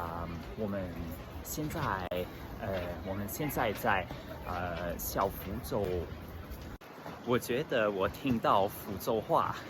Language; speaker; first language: Chinese; non-native, learner; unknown